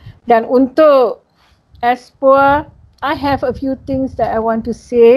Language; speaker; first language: English; non-native, local second language; Malay